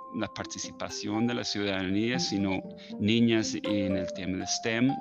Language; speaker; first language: Spanish; non-native, fluent; English